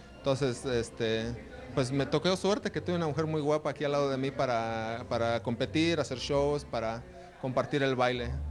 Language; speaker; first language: Spanish; native; Spanish